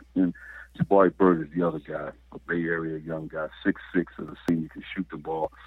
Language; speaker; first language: English; native; English